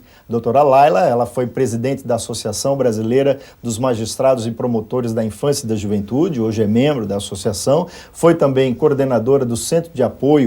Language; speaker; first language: Portuguese; native; Portuguese